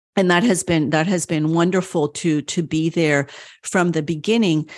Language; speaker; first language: English; early bilingual, other home language; French